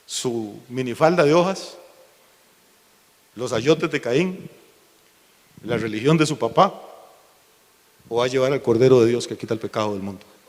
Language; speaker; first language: Spanish; native; Spanish